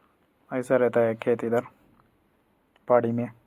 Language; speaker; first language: Hindi; non-native, local second language; Telugu